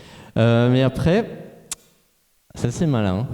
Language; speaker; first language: French; non-native, fluent; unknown